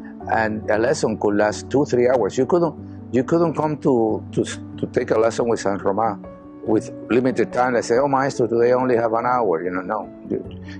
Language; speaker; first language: English; non-native, fluent; Spanish